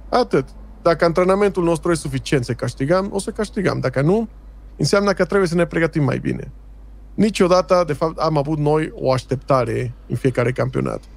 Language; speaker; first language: Romanian; non-native, fluent; Spanish